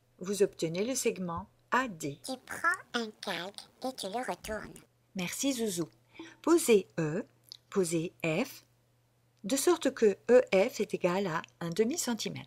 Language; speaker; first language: French; native; French